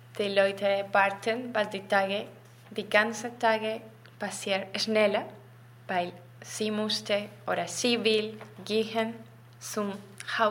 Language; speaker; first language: German; non-native, learner; Spanish